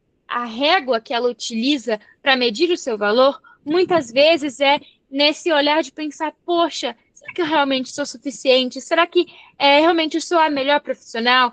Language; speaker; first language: Portuguese; native; Portuguese